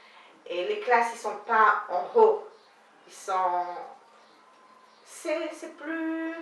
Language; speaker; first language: French; non-native, learner; Hebrew